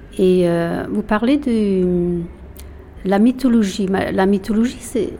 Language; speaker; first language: French; non-native, fluent; Persian